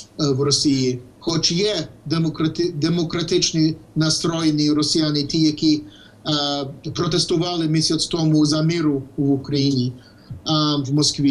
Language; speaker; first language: Ukrainian; early bilingual, heritage; English